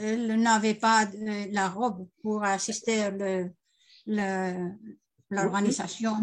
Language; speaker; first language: French; non-native, learner; Spanish